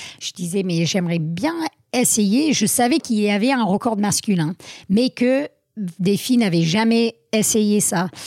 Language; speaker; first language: French; non-native, fluent; English